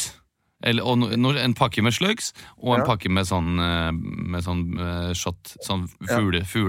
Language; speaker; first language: Norwegian; native; Norwegian